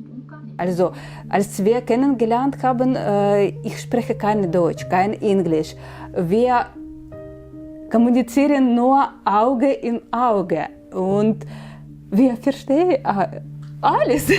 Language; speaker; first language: German; non-native, learner; Ukrainian